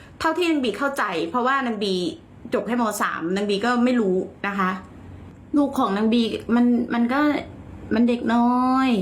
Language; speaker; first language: Thai; native; Thai